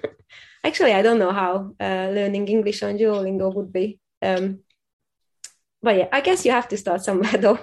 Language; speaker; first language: English; non-native, fluent; Hungarian